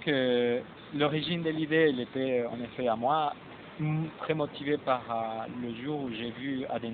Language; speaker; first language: French; non-native, fluent; Spanish